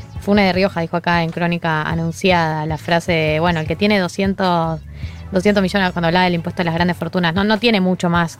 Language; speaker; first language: Spanish; native; Spanish